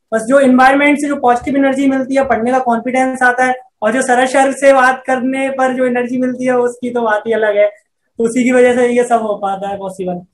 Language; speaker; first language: Hindi; native; Hindi